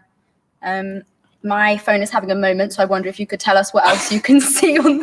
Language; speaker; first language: English; native; English